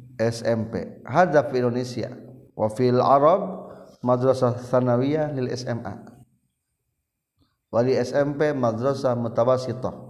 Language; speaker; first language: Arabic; non-native, fluent; Indonesian